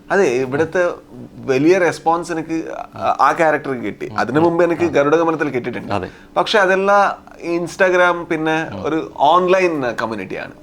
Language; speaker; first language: Malayalam; non-native, local second language; Kannada